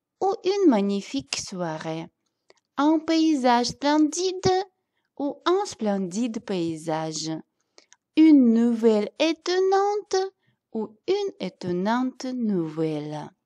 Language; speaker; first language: French; non-native, fluent; Russian